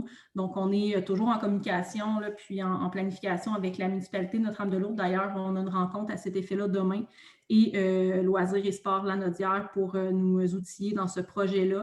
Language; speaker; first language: French; native; French